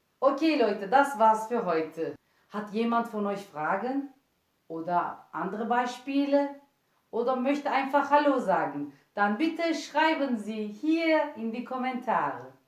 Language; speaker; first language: German; non-native, fluent; Turkish